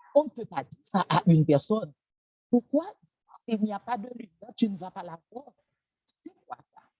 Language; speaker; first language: French; non-native, local second language; Haitian Creole